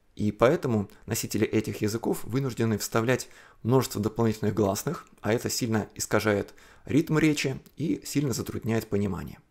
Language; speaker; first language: Russian; non-native, fluent; Chinese